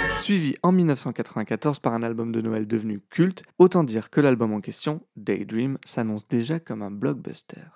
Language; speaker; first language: French; native; French